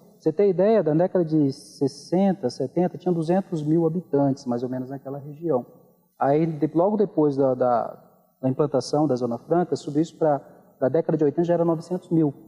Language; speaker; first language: Portuguese; native; Portuguese